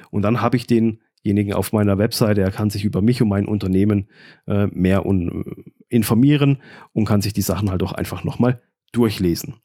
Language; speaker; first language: German; native; German